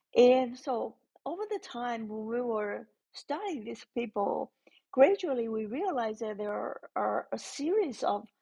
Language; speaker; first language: English; non-native, fluent; Chinese